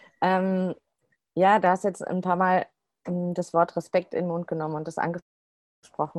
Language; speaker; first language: German; native; German